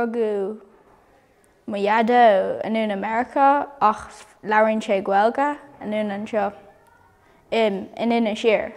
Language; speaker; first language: Irish; non-native, local second language; English